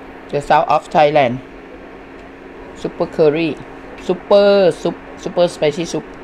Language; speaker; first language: English; non-native, learner; Thai